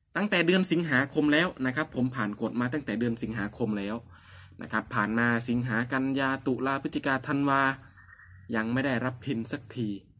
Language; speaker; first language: Thai; non-native, local second language; Northern Khmer